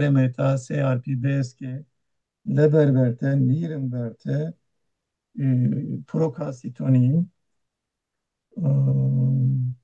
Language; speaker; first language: German; non-native, learner; Turkish